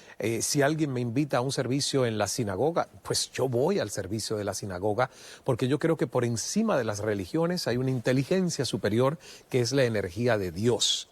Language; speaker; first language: Spanish; native; Spanish